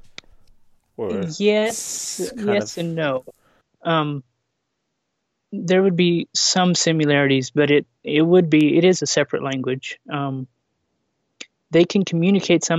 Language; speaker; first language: English; native; English